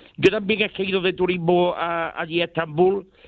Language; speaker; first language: Spanish; native; Spanish